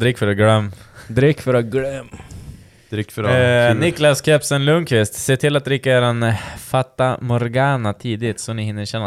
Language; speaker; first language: Swedish; native; Swedish